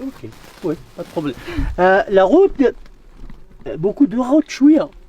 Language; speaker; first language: French; non-native, learner; Central Atlas Tamazight